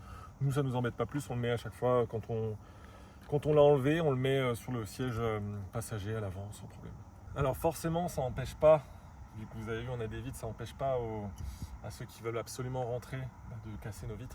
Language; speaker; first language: French; native; French